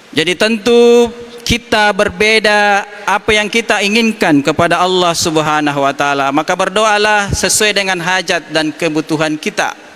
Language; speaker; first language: Malay; non-native, local second language; Buginese